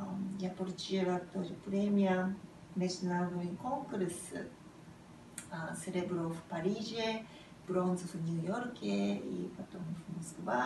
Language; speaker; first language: Russian; non-native, fluent; Japanese